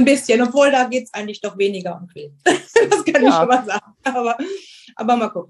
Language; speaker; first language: German; native; German